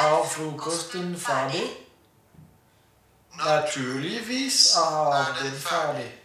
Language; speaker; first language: Norwegian; non-native, learner; French